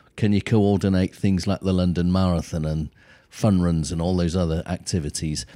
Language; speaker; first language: English; native; English